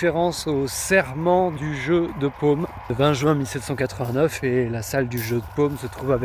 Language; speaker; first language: French; native; French